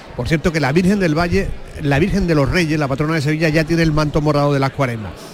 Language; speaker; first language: Spanish; native; Spanish